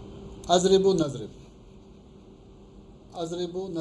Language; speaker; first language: Arabic; non-native, fluent; Urdu